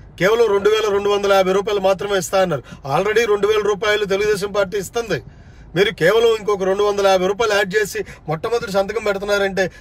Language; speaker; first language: Telugu; native; Telugu